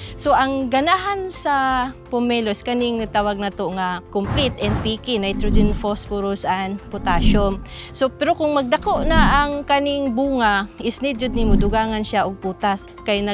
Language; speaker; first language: Cebuano; native; Cebuano